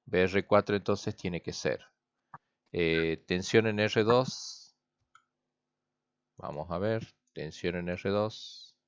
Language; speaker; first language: Spanish; native; Spanish